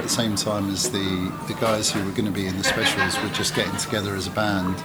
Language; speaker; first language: English; native; English